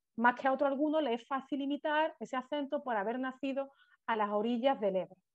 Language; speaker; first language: Spanish; native; Spanish